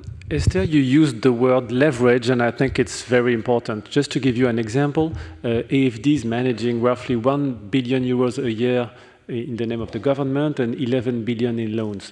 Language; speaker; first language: English; non-native, fluent; French